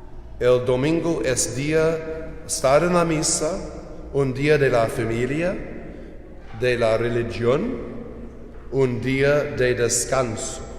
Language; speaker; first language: Spanish; non-native, learner; English